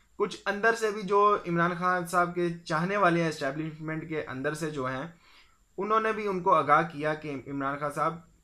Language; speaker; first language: Urdu; non-native, local second language; Punjabi